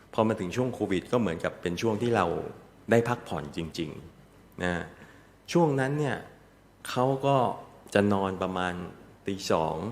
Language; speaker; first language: Thai; native; Thai